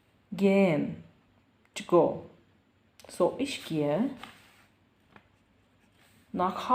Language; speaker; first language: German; non-native, learner; Bangla